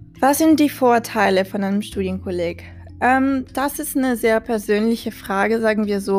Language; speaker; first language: German; non-native, fluent; Portuguese